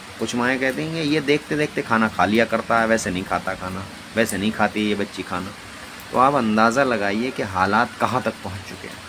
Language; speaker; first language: Urdu; native; Urdu